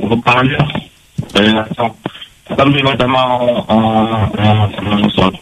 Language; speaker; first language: French; non-native, local second language; Réunion Creole French